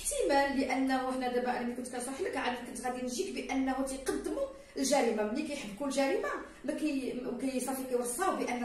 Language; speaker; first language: Arabic; native; Arabic